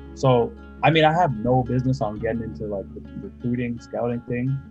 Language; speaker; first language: English; native; English